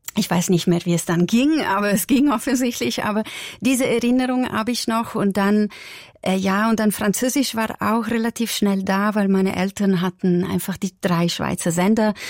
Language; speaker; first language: German; non-native, local second language; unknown